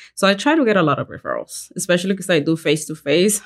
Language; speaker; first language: English; early bilingual, other home language; Spanish